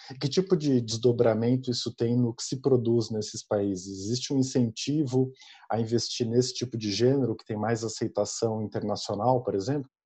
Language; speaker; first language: Portuguese; native; Portuguese